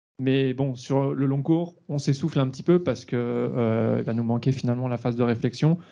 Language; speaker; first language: French; native; French